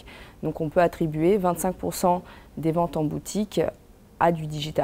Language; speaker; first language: French; native; French